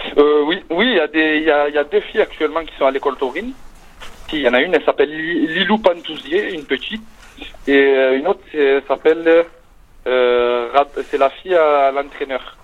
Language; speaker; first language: French; native; French